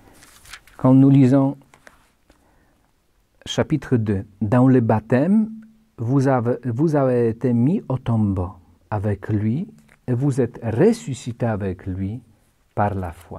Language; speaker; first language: French; non-native, fluent; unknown